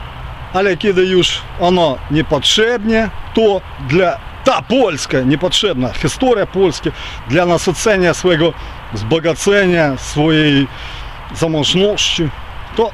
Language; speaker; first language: Polish; early bilingual, heritage; Ukrainian